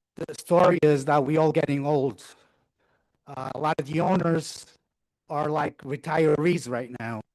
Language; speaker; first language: English; non-native, fluent; Portuguese